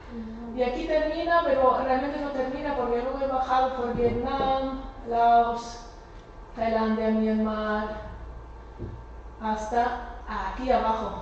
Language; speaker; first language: Spanish; non-native, fluent; German